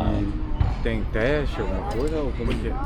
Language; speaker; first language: Portuguese; non-native, learner; Korean